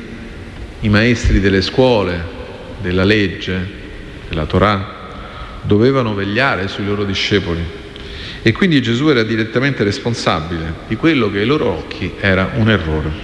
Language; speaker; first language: Italian; native; Italian